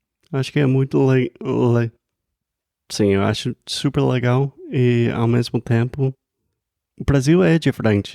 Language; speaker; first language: Portuguese; non-native, fluent; English